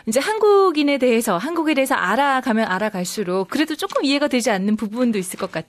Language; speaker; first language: Korean; native; Korean